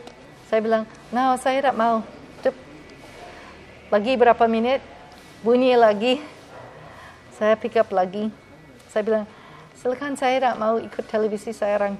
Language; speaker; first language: Indonesian; non-native, fluent; English